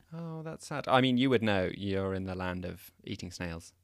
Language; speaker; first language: English; native; English